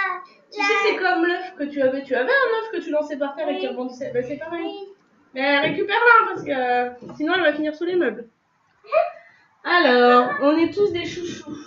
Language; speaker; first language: French; native; French